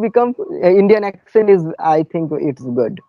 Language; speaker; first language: English; non-native, fluent; Bangla